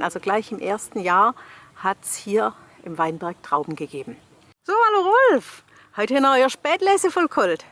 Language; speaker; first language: German; native; German